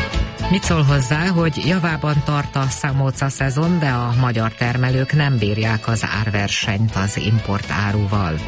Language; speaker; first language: Hungarian; native; Hungarian